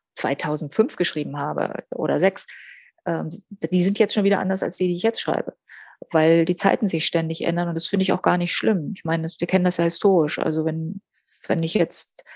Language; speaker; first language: German; native; German